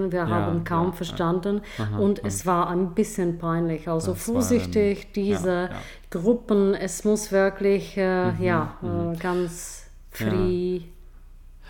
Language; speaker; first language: German; non-native, fluent; Czech